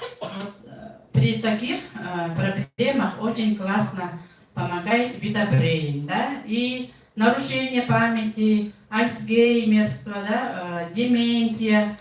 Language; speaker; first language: Russian; non-native, local second language; Yakut